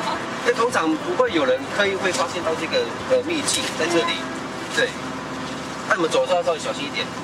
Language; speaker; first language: Chinese; native; Chinese